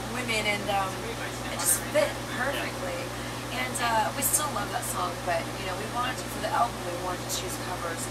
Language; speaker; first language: English; native; English